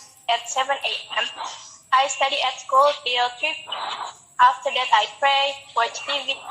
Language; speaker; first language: English; non-native, learner; Indonesian